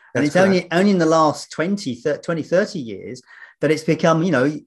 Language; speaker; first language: English; native; English